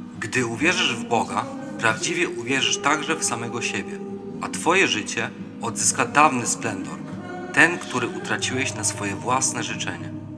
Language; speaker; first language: Polish; native; Polish